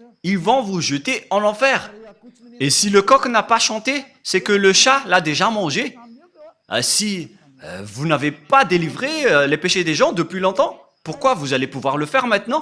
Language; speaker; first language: French; non-native, local second language; Malagasy